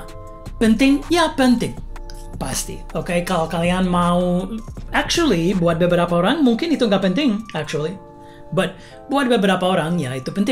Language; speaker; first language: Indonesian; non-native, fluent; English